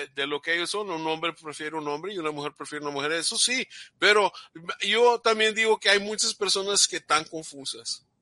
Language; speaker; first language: Spanish; early bilingual, heritage; Spanish